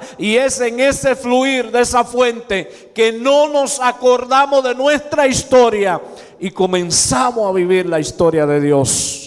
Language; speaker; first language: Spanish; native; Spanish